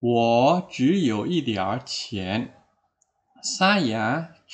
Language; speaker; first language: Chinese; non-native, fluent; Indonesian